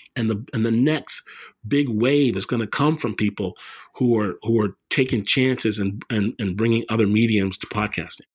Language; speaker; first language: English; native; English